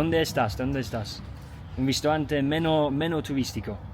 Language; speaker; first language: Spanish; non-native, learner; Italian